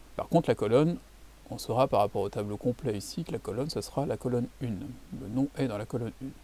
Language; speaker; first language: French; native; French